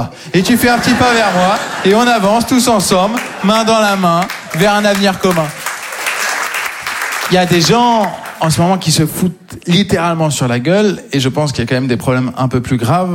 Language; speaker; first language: French; native; French